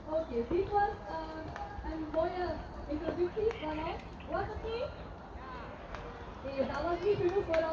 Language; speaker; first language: Dutch; non-native, learner; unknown